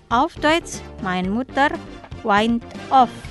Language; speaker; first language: German; non-native, fluent; Indonesian